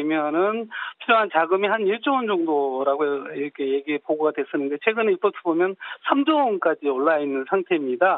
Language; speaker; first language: Korean; native; Korean